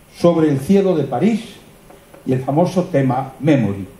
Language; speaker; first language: Spanish; non-native, local second language; Galician